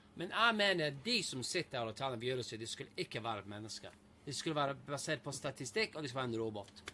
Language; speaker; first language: Norwegian; non-native, fluent; English